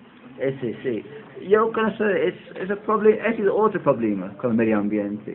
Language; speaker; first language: Spanish; non-native, learner; English